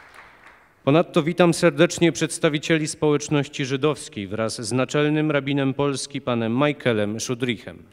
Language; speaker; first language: Polish; native; Polish